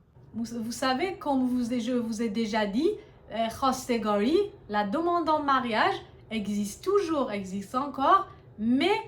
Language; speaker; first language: French; non-native, fluent; Persian